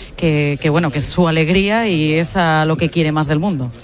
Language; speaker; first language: Spanish; native; Spanish